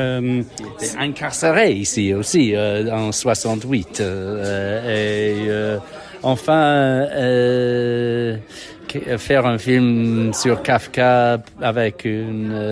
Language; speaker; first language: French; non-native, fluent; English